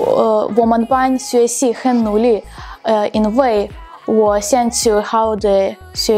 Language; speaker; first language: Chinese; non-native, learner; Russian